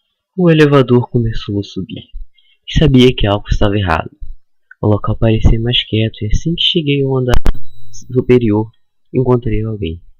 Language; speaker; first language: Portuguese; native; Portuguese